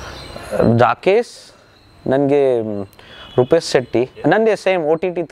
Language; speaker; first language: Kannada; non-native, learner; Nepali